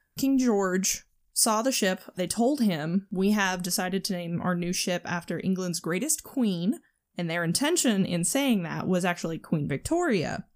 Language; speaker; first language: English; native; English